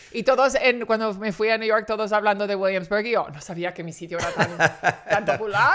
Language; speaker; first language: Spanish; early bilingual, heritage; Spanish